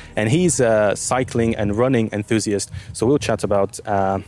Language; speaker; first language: English; non-native, fluent; Bulgarian